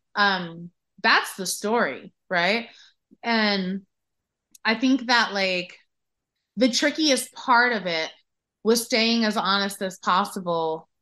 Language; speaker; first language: English; native; English